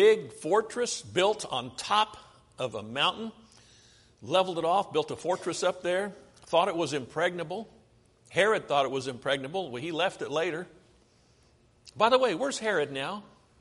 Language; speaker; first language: English; native; English